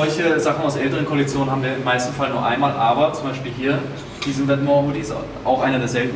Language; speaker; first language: German; native; German